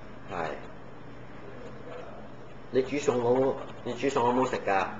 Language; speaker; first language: Cantonese; native; Cantonese